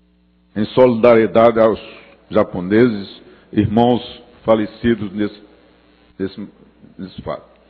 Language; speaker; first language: Portuguese; native; Portuguese